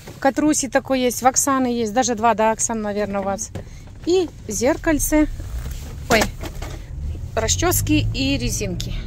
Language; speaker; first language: Russian; non-native, local second language; Ukrainian